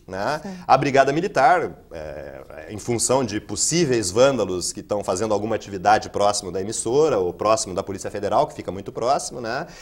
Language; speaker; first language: Portuguese; native; Portuguese